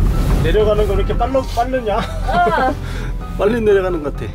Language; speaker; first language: Korean; native; Korean